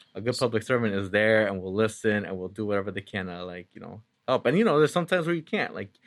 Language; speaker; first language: English; early bilingual, other home language; Spanish